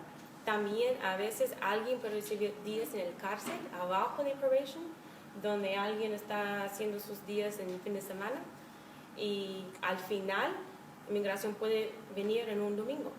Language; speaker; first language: Spanish; non-native, fluent; English